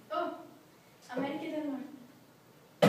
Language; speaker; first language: Spanish; non-native, learner; Swedish